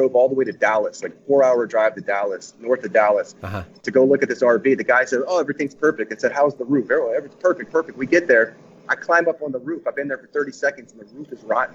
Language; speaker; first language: English; native; English